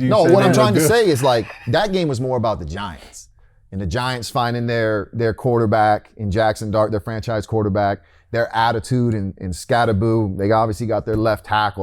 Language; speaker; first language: English; native; English